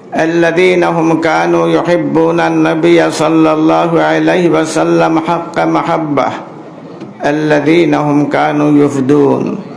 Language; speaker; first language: Arabic; non-native, fluent; Bangla